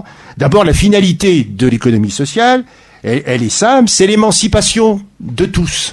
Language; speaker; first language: French; native; French